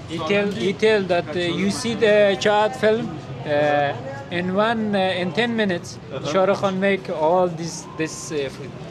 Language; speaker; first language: English; non-native, learner; Persian